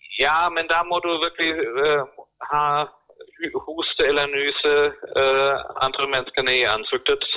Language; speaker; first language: Norwegian; non-native, fluent; German